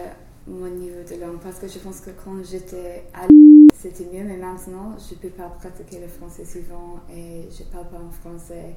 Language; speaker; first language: French; non-native, learner; English